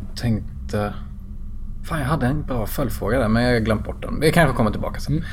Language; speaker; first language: Swedish; native; Swedish